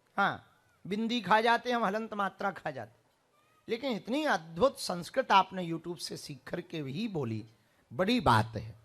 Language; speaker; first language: Hindi; native; Hindi